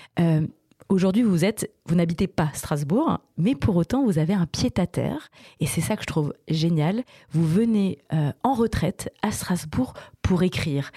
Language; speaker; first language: French; native; French